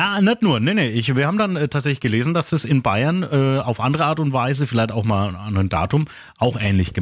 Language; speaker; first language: German; native; German